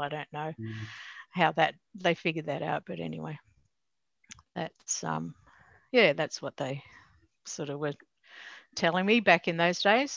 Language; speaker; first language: English; native; English